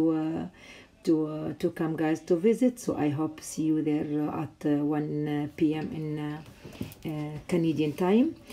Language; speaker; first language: English; non-native, learner; Arabic